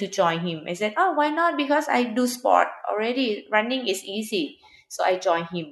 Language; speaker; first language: English; non-native, learner; Thai